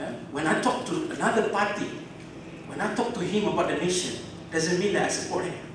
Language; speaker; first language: English; non-native, local second language; Malay